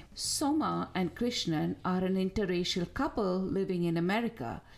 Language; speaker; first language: English; non-native, local second language; Tamil